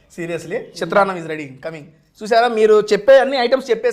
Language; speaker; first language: Telugu; native; Telugu